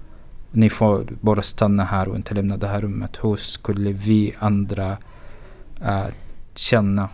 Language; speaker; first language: Swedish; non-native, fluent; Arabic